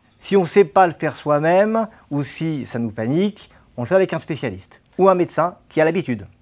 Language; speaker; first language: French; native; French